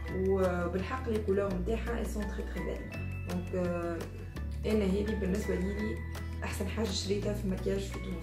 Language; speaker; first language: Arabic; native; Arabic